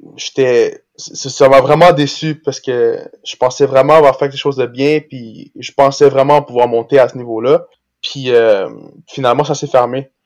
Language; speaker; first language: French; early bilingual, other home language; Portuguese